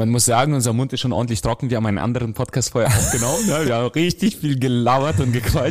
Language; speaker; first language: German; non-native, fluent; Romanian